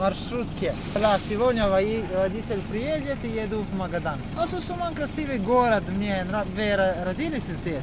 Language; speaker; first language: Russian; non-native, fluent; Italian